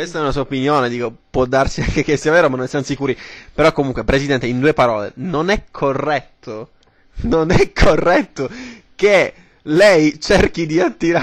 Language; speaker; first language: Italian; native; Italian